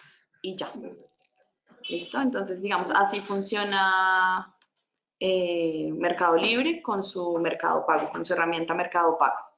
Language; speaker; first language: Spanish; native; Spanish